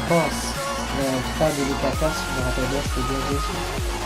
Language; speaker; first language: French; native; French